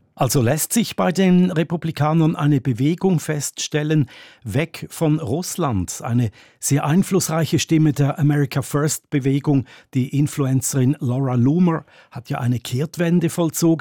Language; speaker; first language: German; native; German